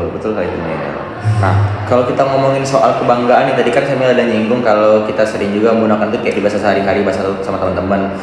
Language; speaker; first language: Indonesian; non-native, local second language; Minangkabau